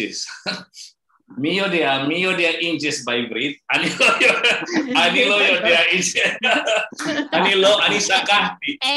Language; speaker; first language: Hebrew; non-native, fluent; Indonesian